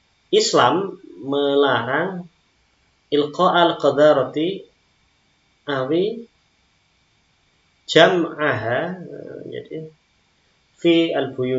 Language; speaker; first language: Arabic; non-native, fluent; Indonesian